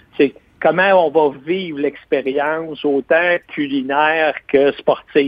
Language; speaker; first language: French; native; French